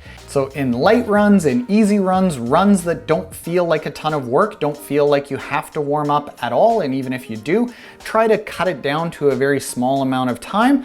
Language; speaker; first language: English; native; English